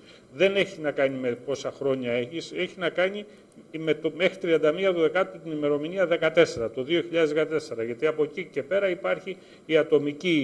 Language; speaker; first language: Greek; native; Greek